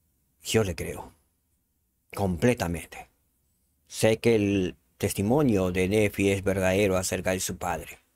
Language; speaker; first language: Spanish; native; Spanish